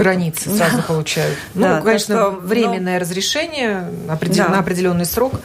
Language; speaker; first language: Russian; native; Russian